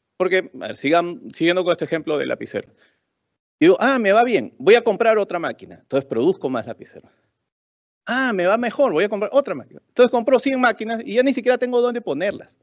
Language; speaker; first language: Spanish; native; Spanish